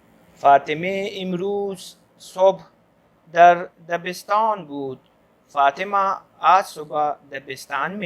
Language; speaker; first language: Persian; non-native, fluent; Urdu